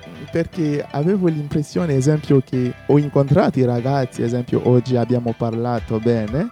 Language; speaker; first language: Italian; non-native, fluent; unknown